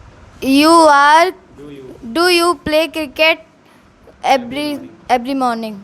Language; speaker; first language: English; non-native, learner; Hindi